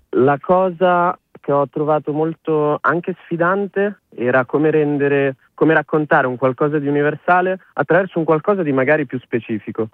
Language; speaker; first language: Italian; early bilingual, other home language; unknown